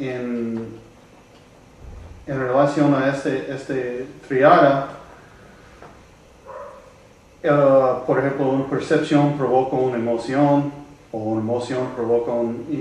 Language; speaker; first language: Spanish; non-native, learner; English